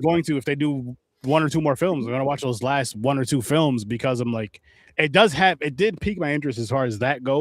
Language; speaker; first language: English; native; English